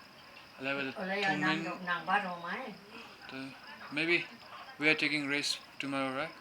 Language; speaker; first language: English; non-native, fluent; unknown